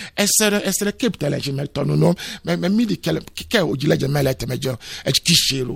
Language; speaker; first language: Hungarian; non-native, learner; Yoruba